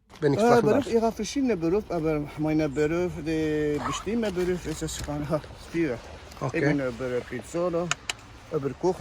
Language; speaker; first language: German; non-native, learner; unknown